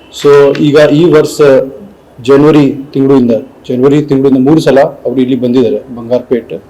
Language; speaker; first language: Kannada; non-native, local second language; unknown